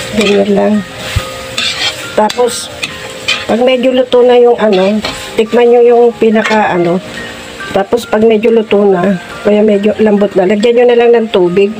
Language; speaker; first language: Filipino; non-native, local second language; Iloko